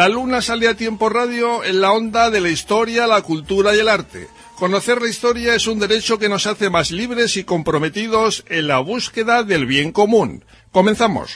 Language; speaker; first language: Spanish; native; Spanish